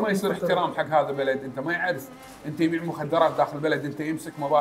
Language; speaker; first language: Arabic; native; Arabic